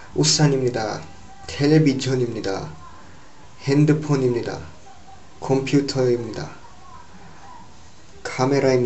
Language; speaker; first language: Korean; non-native, learner; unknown